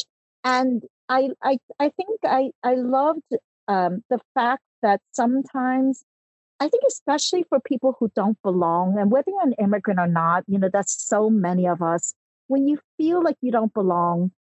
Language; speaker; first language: English; early bilingual, other home language; Cantonese